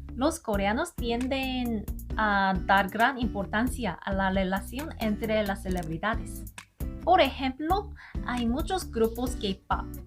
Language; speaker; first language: Spanish; non-native, learner; Korean